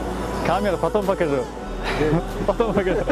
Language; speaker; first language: Russian; non-native, fluent; Uzbek